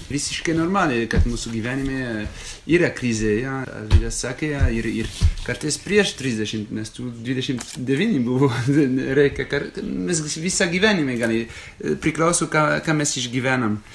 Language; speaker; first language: Lithuanian; non-native, fluent; French